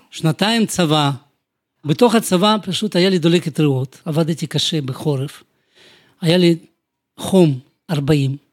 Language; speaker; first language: Hebrew; non-native, fluent; Russian